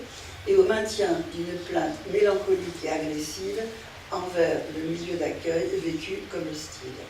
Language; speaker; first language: French; native; French